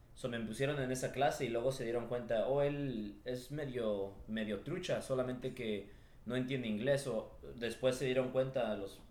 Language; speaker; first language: Spanish; early bilingual, heritage; Spanish